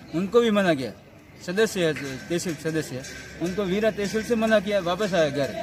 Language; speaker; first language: Hindi; non-native, local second language; Gujarati